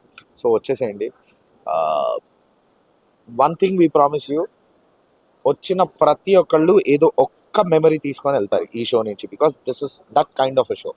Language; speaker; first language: Telugu; native; Telugu